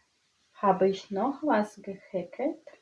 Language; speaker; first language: German; non-native, learner; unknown